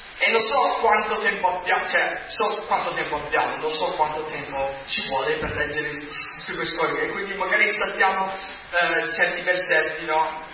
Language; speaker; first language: Italian; non-native, fluent; English